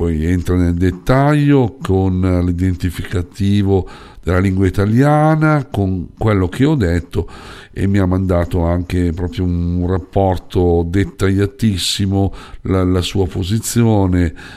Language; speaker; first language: Italian; native; Italian